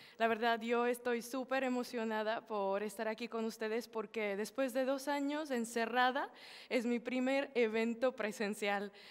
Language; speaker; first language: Spanish; non-native, fluent; Slovak